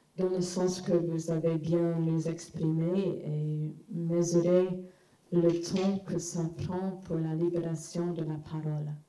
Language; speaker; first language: French; non-native, fluent; English